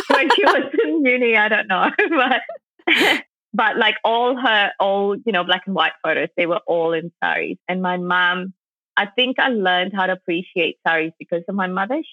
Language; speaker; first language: English; non-native, local second language; Tamil